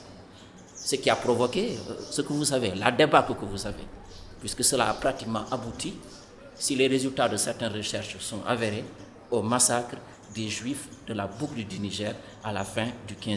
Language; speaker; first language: French; non-native, local second language; Fula